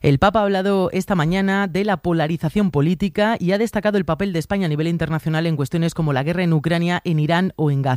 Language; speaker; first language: Spanish; native; Spanish